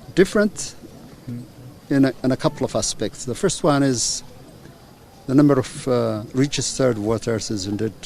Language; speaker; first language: English; non-native, local second language; Amharic